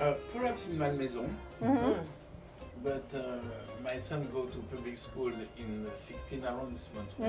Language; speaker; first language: English; non-native, fluent; French